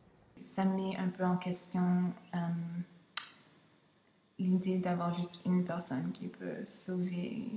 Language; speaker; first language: French; non-native, local second language; English